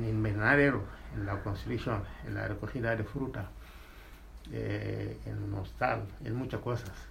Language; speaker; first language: Spanish; non-native, fluent; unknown